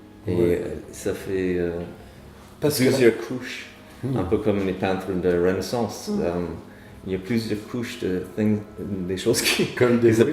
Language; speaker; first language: French; non-native, fluent; English